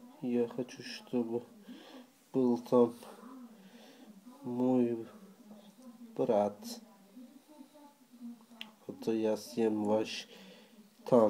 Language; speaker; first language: Russian; early bilingual, heritage; Russian